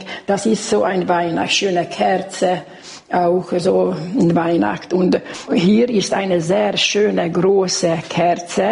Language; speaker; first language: German; non-native, local second language; Hungarian